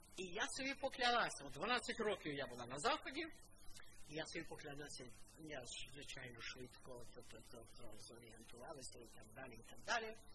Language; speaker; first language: Ukrainian; non-native, local second language; Russian